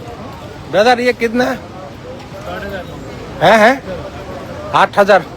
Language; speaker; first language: Hindi; non-native, learner; Bangla